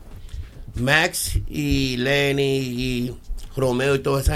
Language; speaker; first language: Spanish; early bilingual, heritage; Spanish